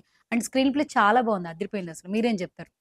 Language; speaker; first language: Telugu; native; Telugu